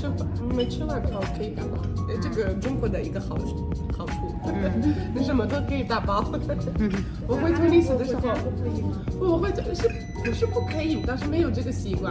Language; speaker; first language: Chinese; non-native, fluent; Arabic